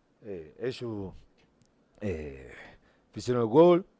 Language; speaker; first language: Portuguese; non-native, learner; Spanish